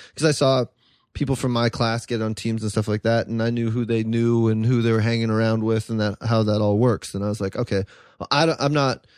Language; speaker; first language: English; native; English